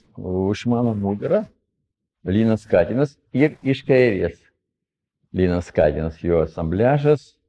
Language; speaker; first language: Lithuanian; non-native, fluent; Russian